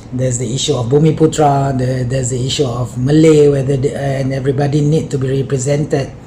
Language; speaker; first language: English; non-native, local second language; Malay